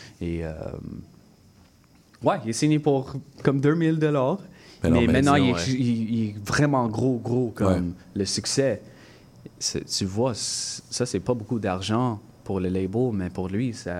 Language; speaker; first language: French; non-native, local second language; English